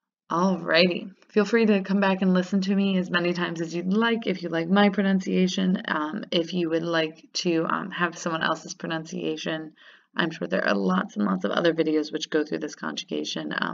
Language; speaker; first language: English; native; English